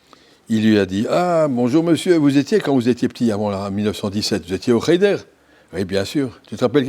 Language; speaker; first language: French; native; French